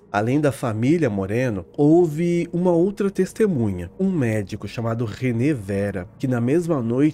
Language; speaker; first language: Portuguese; native; Portuguese